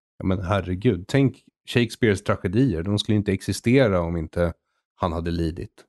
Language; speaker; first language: Swedish; native; Swedish